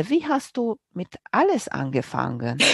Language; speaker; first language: German; non-native, fluent; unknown